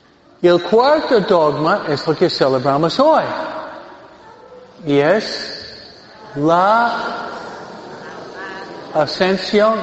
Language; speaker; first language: Spanish; non-native, fluent; English